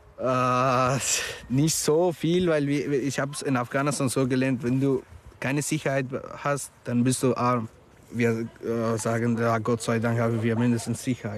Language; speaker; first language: German; non-native, learner; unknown